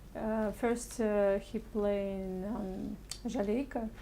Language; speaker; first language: English; non-native, learner; Russian